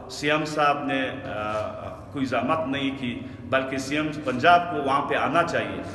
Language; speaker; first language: Urdu; non-native, local second language; Pashto